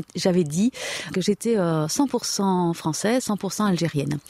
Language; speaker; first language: French; native; French